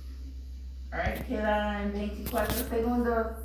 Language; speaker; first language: Spanish; non-native, fluent; English